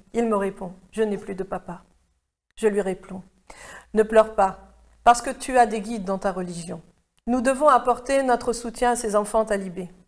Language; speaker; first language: French; native; French